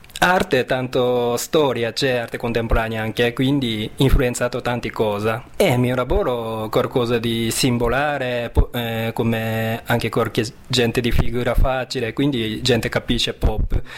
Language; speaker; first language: Italian; non-native, learner; Japanese